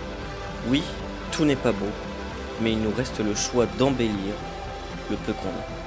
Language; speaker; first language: French; native; French